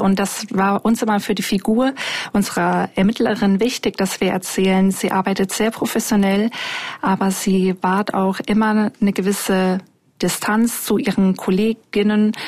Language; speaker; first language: German; native; German